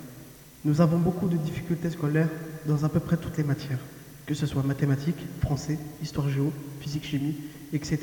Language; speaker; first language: French; native; French